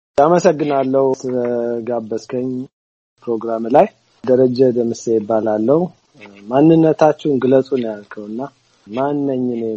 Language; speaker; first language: Amharic; native; Amharic